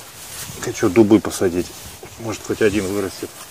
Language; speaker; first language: Russian; native; Russian